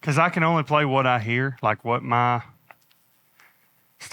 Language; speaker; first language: English; native; English